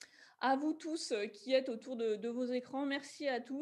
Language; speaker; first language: French; native; French